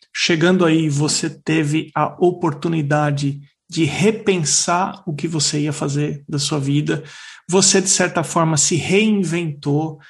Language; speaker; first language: Portuguese; native; Portuguese